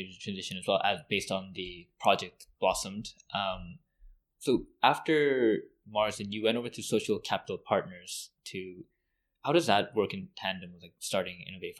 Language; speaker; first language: English; native; English